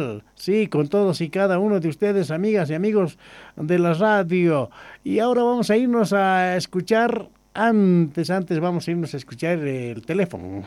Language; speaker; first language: Spanish; native; Spanish